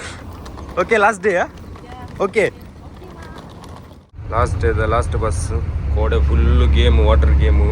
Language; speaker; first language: English; non-native, local second language; Tulu